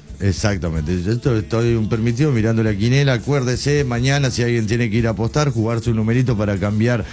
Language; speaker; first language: Spanish; native; Spanish